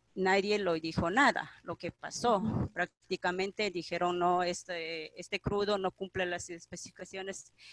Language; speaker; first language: Spanish; non-native, local second language; Quechua